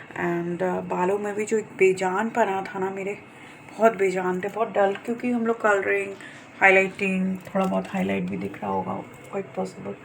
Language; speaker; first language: Hindi; non-native, local second language; Bangla